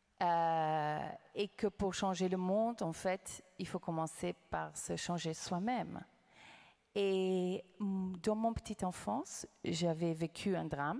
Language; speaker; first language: French; non-native, fluent; English